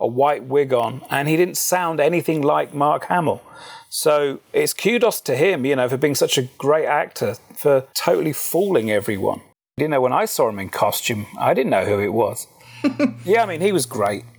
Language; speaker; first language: English; native; English